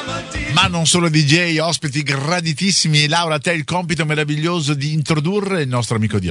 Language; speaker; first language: Italian; native; Italian